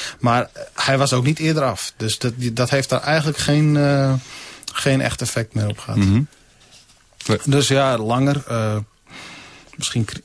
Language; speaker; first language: Dutch; non-native, local second language; Western Frisian